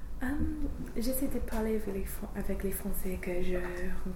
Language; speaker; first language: French; non-native, learner; English